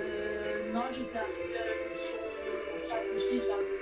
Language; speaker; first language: French; native; French